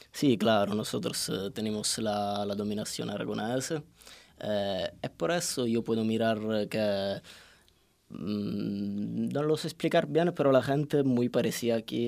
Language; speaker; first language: Spanish; non-native, learner; Italian